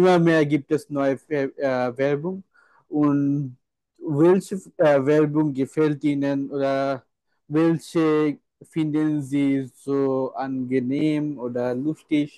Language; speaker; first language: German; non-native, fluent; Bangla